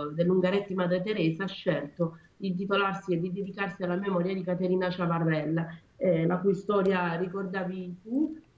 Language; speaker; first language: Italian; native; Italian